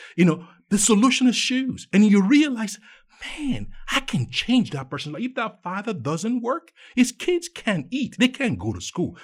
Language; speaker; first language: English; non-native, local second language; Yoruba